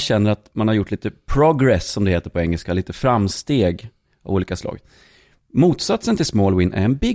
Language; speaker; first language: Swedish; native; Swedish